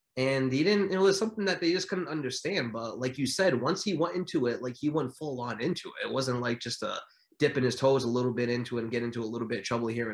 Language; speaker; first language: English; native; English